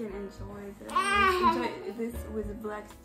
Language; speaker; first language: English; non-native, learner; Russian